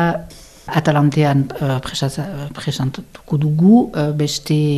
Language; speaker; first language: Basque; non-native, local second language; French